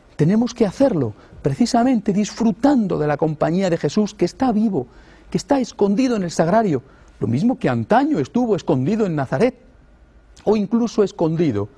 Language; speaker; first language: Spanish; native; Spanish